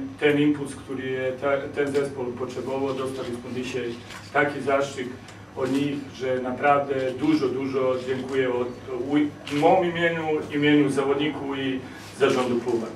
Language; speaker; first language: Polish; non-native, learner; Serbian